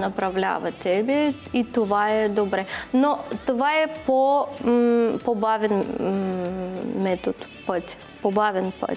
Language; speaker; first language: Bulgarian; non-native, learner; Russian